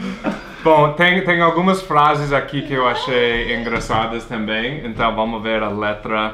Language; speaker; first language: Portuguese; non-native, fluent; English